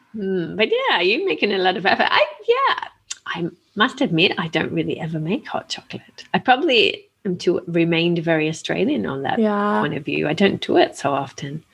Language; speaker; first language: English; native; English